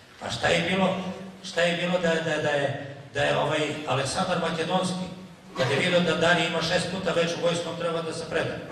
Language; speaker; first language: Serbian; native; Serbian